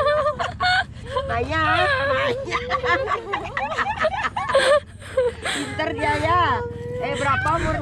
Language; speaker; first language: Indonesian; non-native, local second language; Balinese